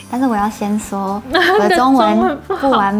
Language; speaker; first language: Chinese; early bilingual, heritage; English